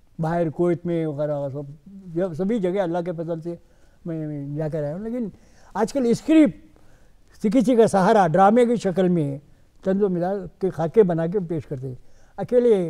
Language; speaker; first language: Hindi; non-native, local second language; Urdu